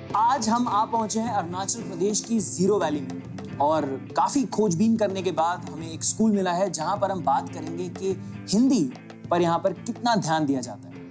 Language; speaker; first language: Hindi; native; Hindi